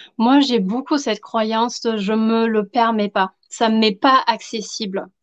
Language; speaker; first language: French; non-native, fluent; German